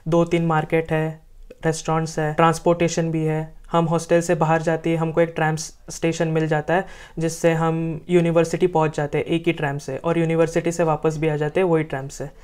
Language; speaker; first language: Hindi; non-native, local second language; Marathi